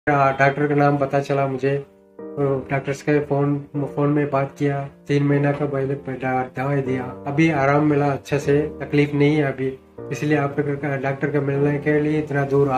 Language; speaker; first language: Hindi; non-native, local second language; Tamil